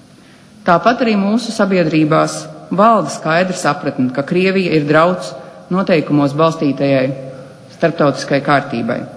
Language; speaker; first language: Latvian; native; Latvian